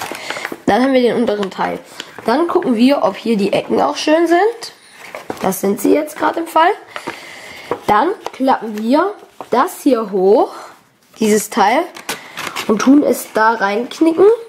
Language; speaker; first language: German; native; German